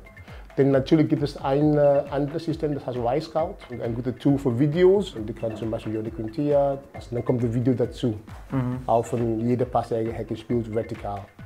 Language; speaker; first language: German; non-native, fluent; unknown